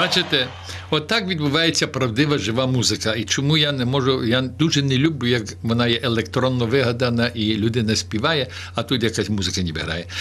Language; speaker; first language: Ukrainian; early bilingual, heritage; Ukrainian